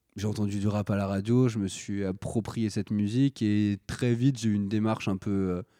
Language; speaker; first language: French; native; French